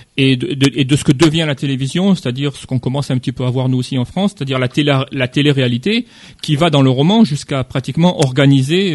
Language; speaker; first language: French; native; French